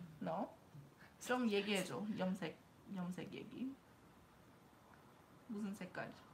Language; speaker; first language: Korean; early bilingual, heritage; Korean